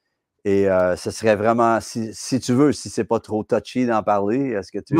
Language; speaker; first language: French; native; French